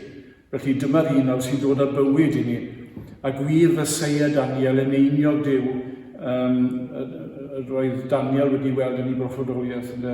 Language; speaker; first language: Welsh; native; Welsh